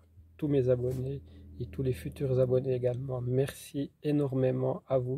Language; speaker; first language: French; native; French